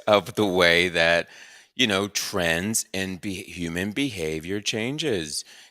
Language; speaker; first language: English; native; English